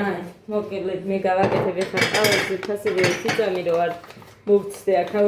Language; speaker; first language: Georgian; native; Georgian